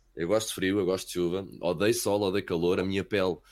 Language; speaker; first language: Portuguese; early bilingual, heritage; Portuguese